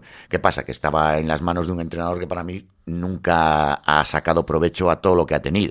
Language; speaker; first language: Spanish; native; Spanish